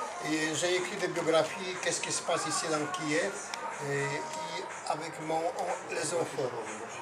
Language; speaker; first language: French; non-native, learner; Polish